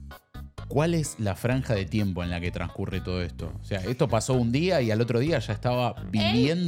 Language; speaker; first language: Spanish; native; Spanish